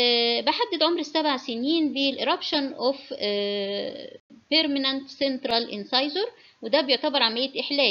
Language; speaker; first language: Arabic; native; Arabic